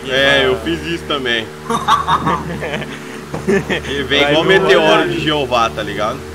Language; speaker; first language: Portuguese; native; Portuguese